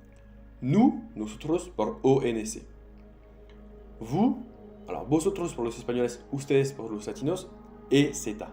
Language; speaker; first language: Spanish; non-native, fluent; French